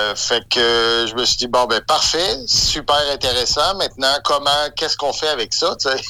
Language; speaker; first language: French; native; French